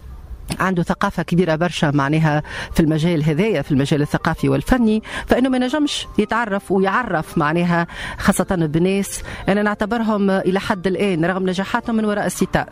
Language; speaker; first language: Arabic; native; Arabic